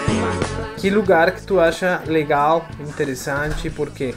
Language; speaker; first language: Spanish; non-native, learner; Portuguese